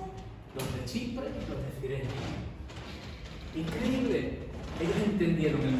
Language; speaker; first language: Spanish; native; Spanish